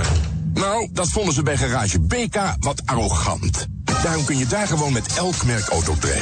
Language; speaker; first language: Dutch; native; Dutch